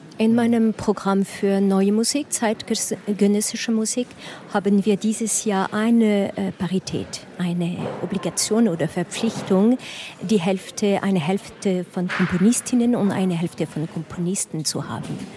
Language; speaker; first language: German; non-native, learner; French